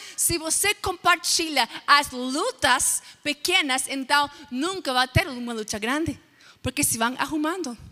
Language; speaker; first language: Portuguese; non-native, fluent; English